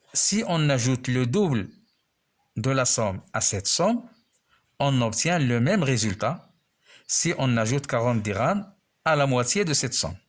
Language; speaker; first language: French; non-native, local second language; Arabic